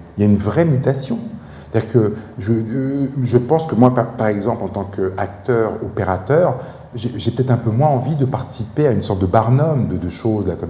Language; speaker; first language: French; native; French